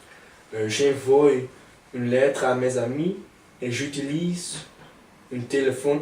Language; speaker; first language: French; non-native, learner; Dutch